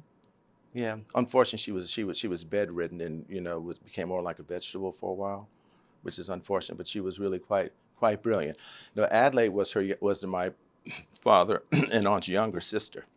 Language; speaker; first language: English; native; English